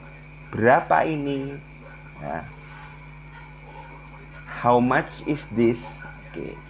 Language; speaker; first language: English; non-native, learner; Indonesian